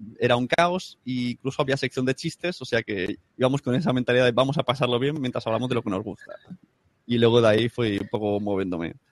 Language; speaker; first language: Spanish; native; Spanish